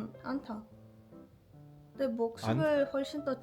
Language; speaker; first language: Korean; non-native, fluent; Russian